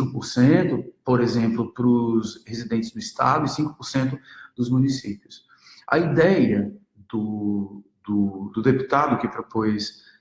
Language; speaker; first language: Portuguese; native; Portuguese